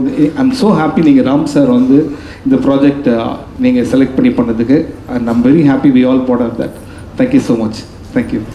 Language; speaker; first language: Tamil; native; Tamil